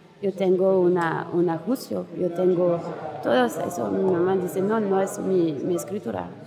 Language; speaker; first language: Spanish; non-native, learner; French